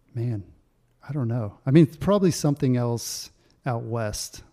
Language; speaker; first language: English; native; English